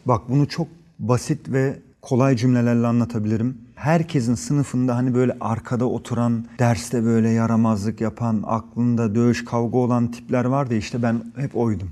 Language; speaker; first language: Turkish; early bilingual, heritage; Turkish